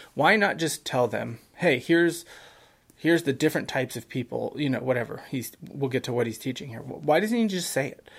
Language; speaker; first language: English; native; English